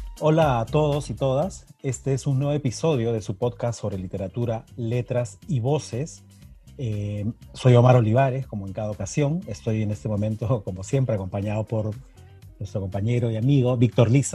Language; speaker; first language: Spanish; native; Spanish